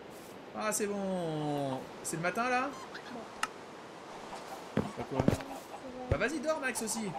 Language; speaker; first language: French; native; French